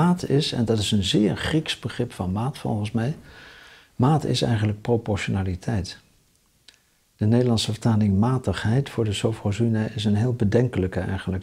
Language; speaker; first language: Dutch; native; Dutch